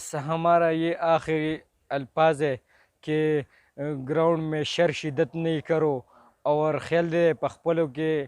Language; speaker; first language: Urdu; non-native, local second language; Pashto